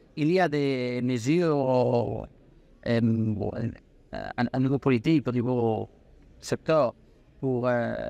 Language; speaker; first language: French; non-native, learner; Spanish